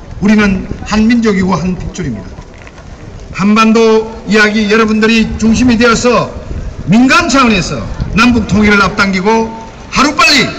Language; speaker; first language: Korean; native; Korean